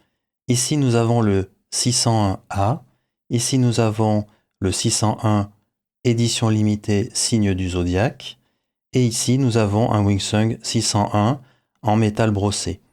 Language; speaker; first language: French; native; French